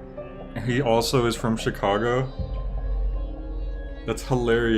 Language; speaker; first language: English; native; English